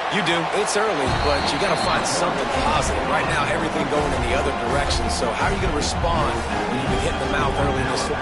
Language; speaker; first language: English; native; English